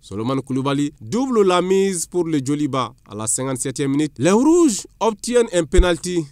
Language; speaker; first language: French; non-native, local second language; Bambara